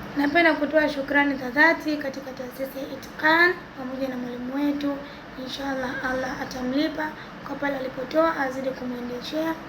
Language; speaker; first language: Swahili; native; Swahili